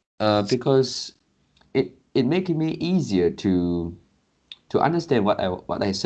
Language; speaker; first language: English; non-native, local second language; Chinese